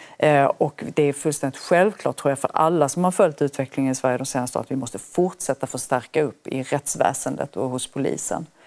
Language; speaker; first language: Swedish; native; Swedish